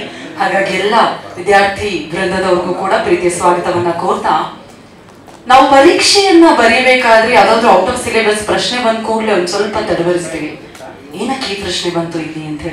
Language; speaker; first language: Kannada; native; Kannada